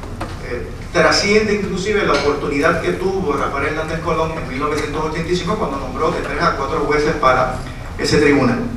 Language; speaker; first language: Spanish; native; Spanish